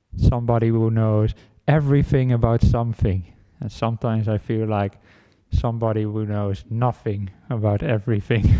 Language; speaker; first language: English; non-native, fluent; Dutch